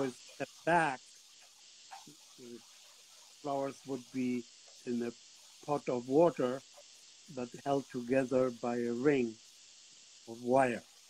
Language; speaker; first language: English; non-native, fluent; Spanish